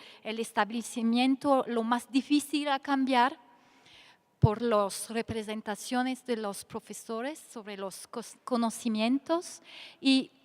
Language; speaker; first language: Spanish; non-native, fluent; French